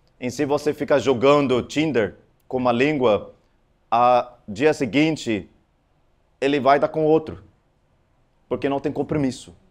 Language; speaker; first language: Portuguese; non-native, fluent; Afrikaans